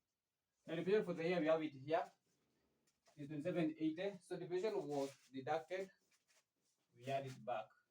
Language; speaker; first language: English; non-native, local second language; Swahili